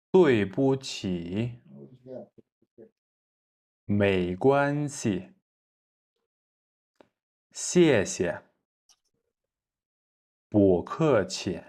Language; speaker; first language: Chinese; non-native, fluent; Kyrgyz